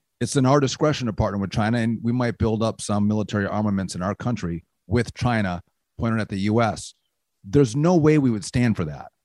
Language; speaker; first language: English; native; English